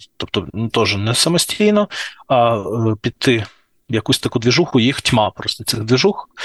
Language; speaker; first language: Ukrainian; non-native, local second language; Russian